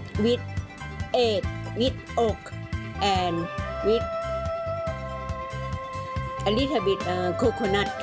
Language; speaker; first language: English; non-native, learner; Thai